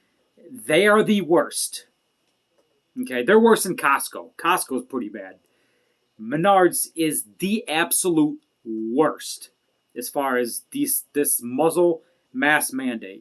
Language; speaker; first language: English; native; English